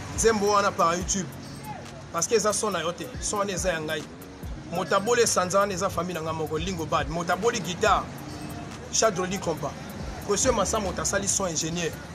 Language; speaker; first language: Lingala; native; Lingala